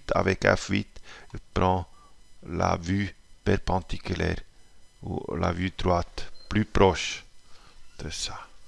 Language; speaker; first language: French; non-native, local second language; German